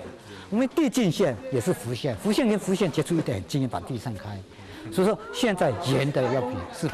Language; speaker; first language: Chinese; native; Chinese